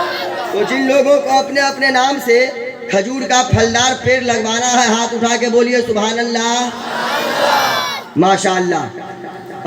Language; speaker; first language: Hindi; native; Hindi